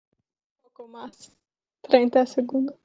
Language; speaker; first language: Spanish; non-native, learner; English